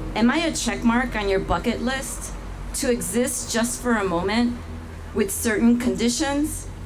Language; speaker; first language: English; early bilingual, other home language; Spanish